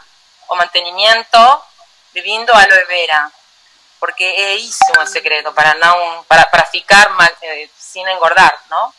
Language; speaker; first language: Portuguese; non-native, learner; Spanish